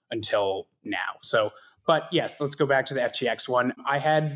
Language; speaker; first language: English; native; English